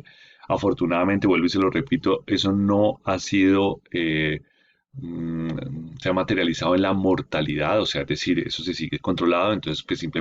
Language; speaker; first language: Spanish; native; Spanish